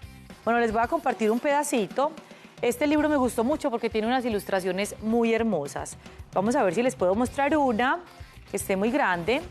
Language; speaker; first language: Spanish; native; Spanish